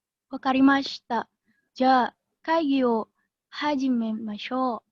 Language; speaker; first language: Japanese; non-native, learner; Indonesian